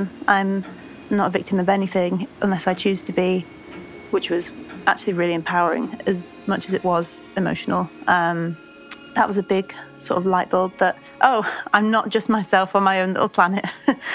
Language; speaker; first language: English; native; English